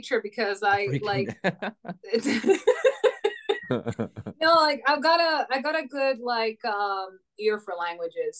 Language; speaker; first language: English; non-native, fluent; Croatian